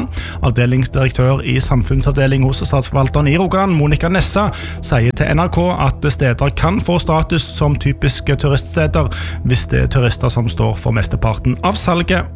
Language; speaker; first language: Norwegian; native; Norwegian